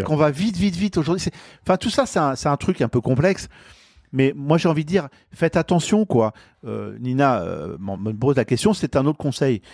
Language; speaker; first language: French; native; French